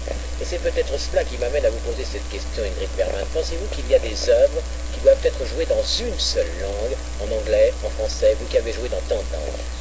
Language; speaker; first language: French; native; French